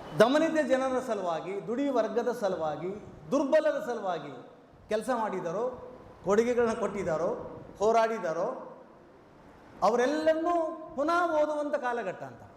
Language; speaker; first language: Kannada; native; Kannada